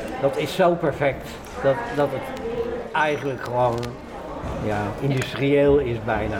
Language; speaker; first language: Dutch; native; Dutch